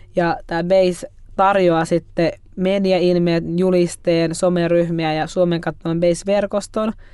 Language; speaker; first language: Finnish; native; Finnish